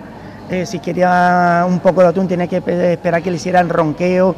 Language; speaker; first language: Spanish; native; Spanish